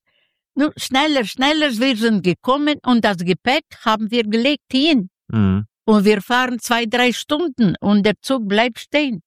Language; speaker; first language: German; non-native, learner; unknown